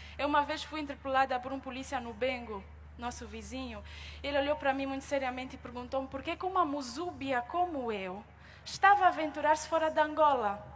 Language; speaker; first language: Portuguese; native; Portuguese